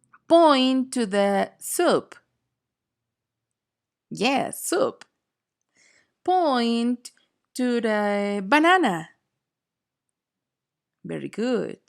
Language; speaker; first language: English; non-native, fluent; Spanish